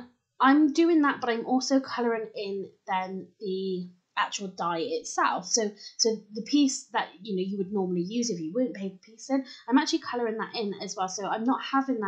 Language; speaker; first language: English; native; English